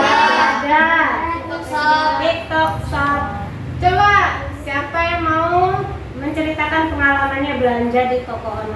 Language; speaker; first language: Indonesian; native; Indonesian